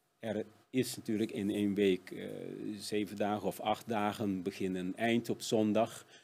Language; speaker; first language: Dutch; non-native, local second language; Papiamento